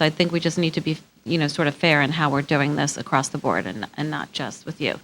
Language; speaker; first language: English; native; English